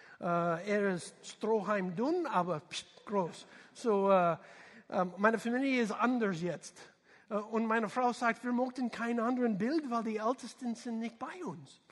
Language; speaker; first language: German; non-native, learner; English